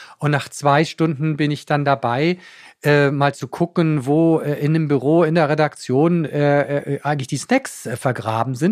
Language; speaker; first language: German; native; German